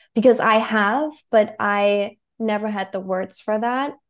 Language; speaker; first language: English; non-native, fluent; German